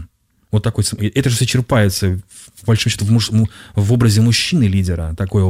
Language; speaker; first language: Russian; native; Russian